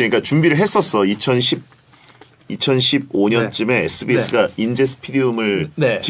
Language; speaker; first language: Korean; native; Korean